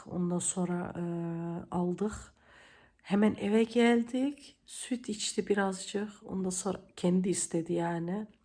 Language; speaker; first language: Turkish; early bilingual, heritage; Turkish